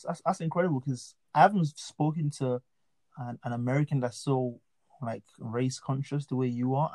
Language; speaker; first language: English; non-native, local second language; Yoruba